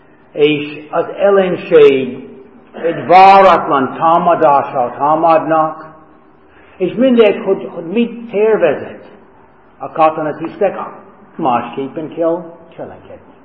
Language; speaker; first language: Hungarian; non-native, fluent; English